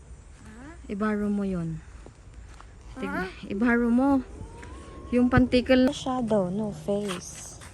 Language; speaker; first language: Filipino; non-native, local second language; Iloko